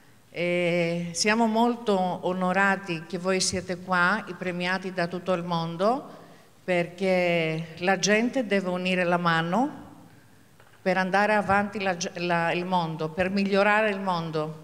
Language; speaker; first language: Italian; non-native, fluent; Greek